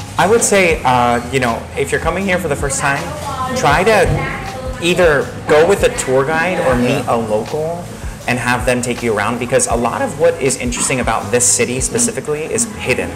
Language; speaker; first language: English; native; English